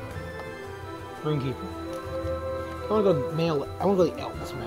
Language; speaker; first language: English; native; English